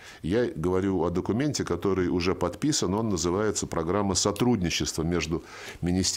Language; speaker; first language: Russian; native; Russian